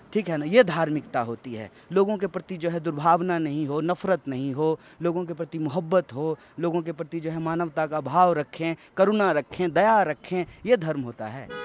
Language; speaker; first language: Hindi; native; Hindi